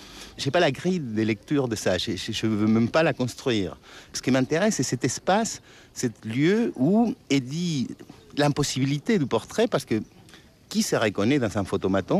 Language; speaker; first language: French; non-native, fluent; Spanish